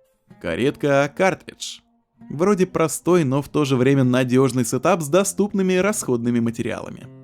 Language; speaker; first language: Russian; native; Russian